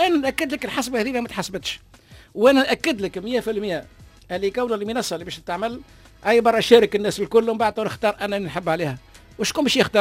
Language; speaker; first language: Arabic; native; Arabic